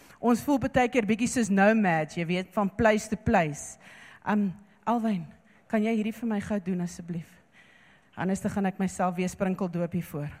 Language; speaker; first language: Afrikaans; non-native, local second language; English